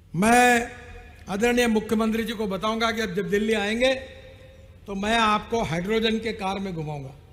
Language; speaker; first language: Hindi; non-native, local second language; Marathi